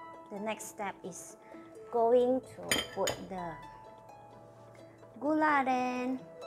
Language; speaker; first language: English; non-native, fluent; Indonesian